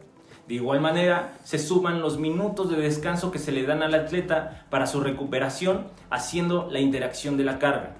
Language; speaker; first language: Spanish; native; Spanish